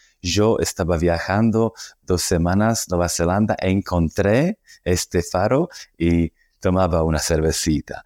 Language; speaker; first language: Spanish; non-native, fluent; Slovak